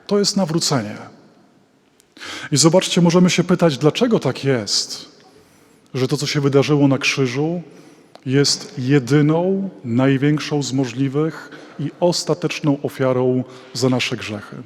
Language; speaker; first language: Polish; native; Polish